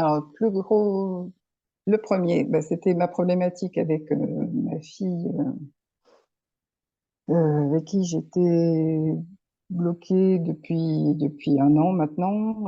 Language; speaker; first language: French; native; French